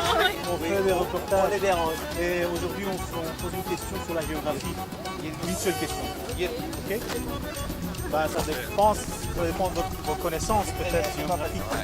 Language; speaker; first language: French; early bilingual, other home language; Turkish